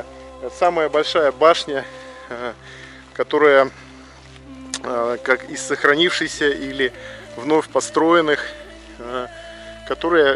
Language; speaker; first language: Russian; native; Russian